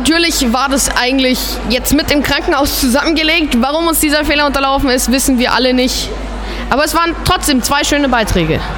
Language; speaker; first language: German; native; German